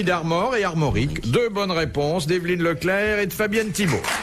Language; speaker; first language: French; native; French